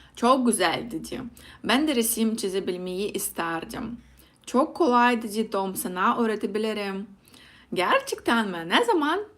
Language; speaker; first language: Turkish; non-native, learner; Russian